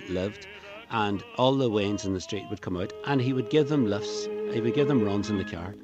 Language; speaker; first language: English; native; English